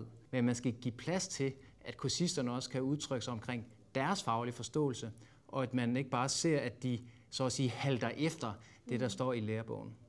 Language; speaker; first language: Danish; native; Danish